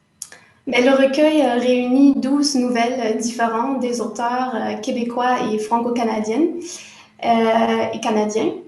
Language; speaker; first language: French; non-native, fluent; German